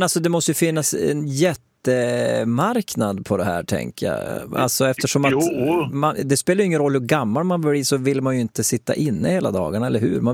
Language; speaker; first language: Swedish; native; Swedish